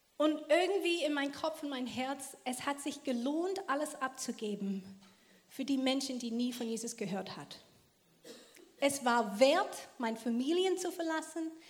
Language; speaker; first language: German; non-native, fluent; English